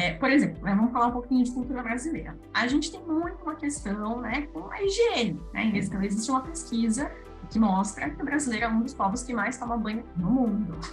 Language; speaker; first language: Portuguese; native; Portuguese